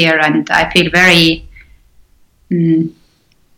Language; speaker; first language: English; non-native, fluent; Estonian